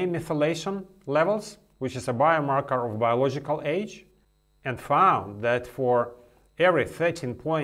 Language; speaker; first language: English; non-native, fluent; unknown